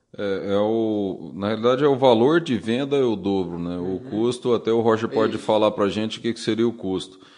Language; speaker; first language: Portuguese; native; Portuguese